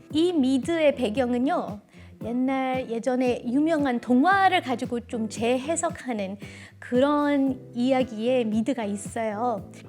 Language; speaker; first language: Korean; early bilingual, heritage; Korean